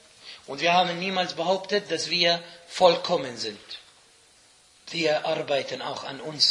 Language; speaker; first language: German; non-native, fluent; Arabic